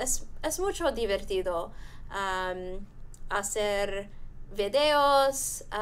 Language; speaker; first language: Spanish; non-native, learner; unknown